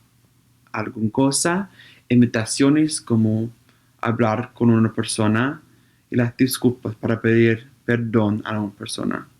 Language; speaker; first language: Spanish; non-native, learner; English